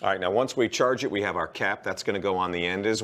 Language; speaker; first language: English; native; English